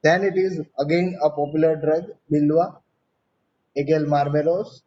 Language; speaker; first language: English; non-native, local second language; Gujarati